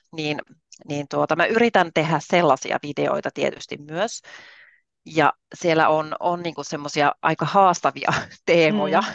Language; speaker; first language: Finnish; native; Finnish